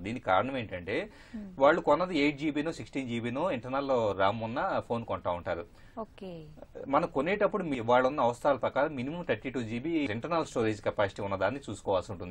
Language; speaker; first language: Telugu; native; Telugu